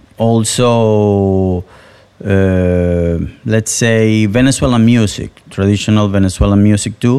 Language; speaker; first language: English; non-native, fluent; Spanish